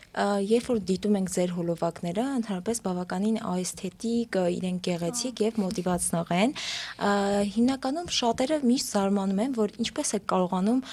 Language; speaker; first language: Armenian; native; Armenian